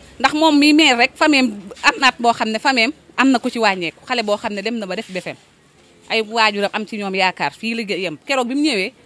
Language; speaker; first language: Wolof; native; Wolof